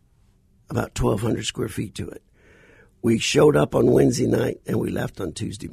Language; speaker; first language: English; native; English